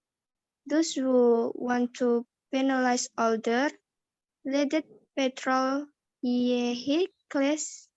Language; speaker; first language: English; non-native, learner; Indonesian